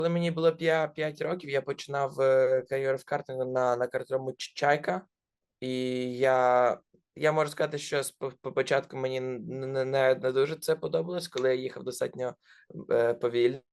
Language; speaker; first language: Ukrainian; non-native, local second language; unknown